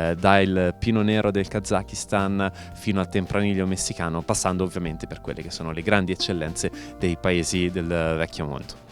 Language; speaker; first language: Italian; native; Italian